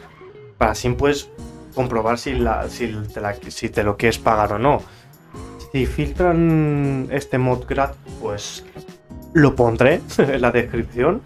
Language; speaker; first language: Spanish; native; Spanish